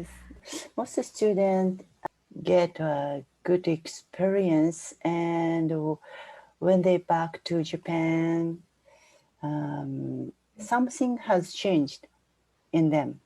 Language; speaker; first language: English; non-native, fluent; Japanese